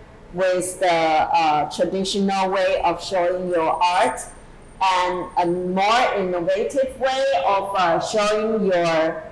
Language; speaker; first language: English; non-native, fluent; Chinese